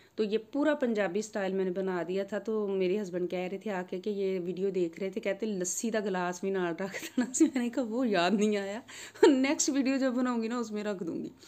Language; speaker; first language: Urdu; non-native, local second language; Punjabi